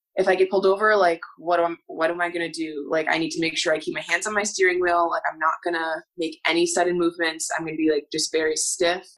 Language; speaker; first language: English; native; English